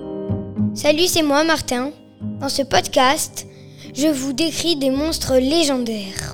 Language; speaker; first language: French; native; French